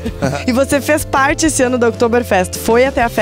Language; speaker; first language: Portuguese; native; Portuguese